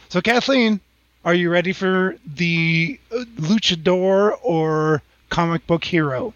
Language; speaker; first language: English; native; English